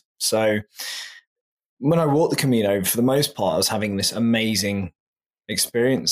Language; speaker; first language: English; native; English